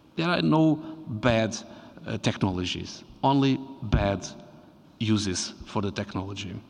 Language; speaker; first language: English; non-native, fluent; Portuguese